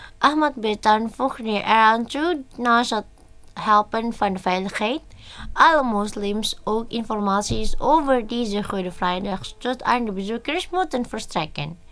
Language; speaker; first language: Dutch; non-native, fluent; Indonesian